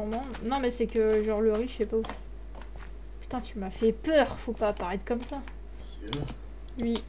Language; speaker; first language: French; native; French